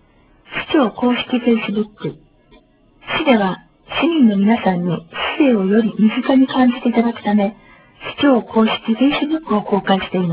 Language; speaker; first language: Japanese; native; Japanese